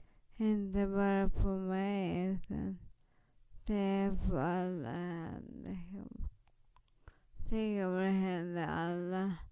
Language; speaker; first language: Swedish; non-native, fluent; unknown